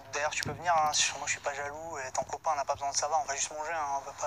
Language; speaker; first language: French; native; French